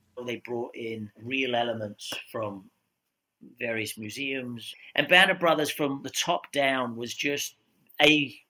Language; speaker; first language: English; native; English